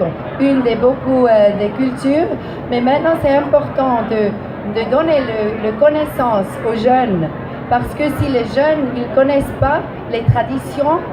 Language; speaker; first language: French; non-native, learner; English